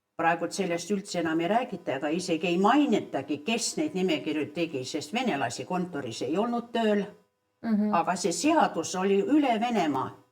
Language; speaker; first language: Estonian; early bilingual, heritage; Estonian